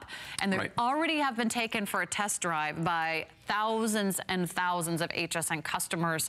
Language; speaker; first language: English; native; English